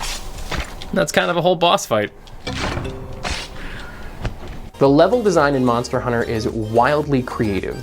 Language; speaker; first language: English; native; English